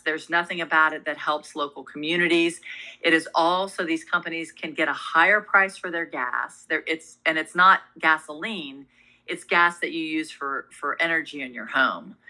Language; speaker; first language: English; native; English